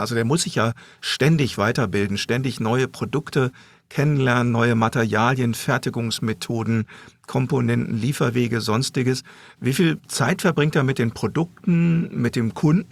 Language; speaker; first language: German; native; German